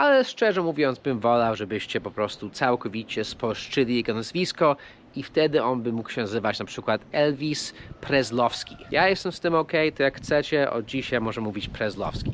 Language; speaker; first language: Polish; non-native, fluent; English